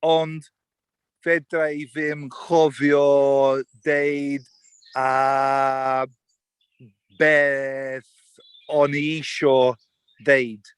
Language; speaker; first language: Welsh; non-native, learner; English